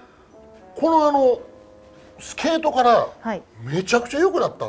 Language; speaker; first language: Japanese; native; Japanese